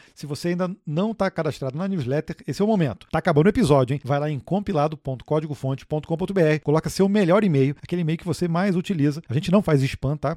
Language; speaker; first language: Portuguese; native; Portuguese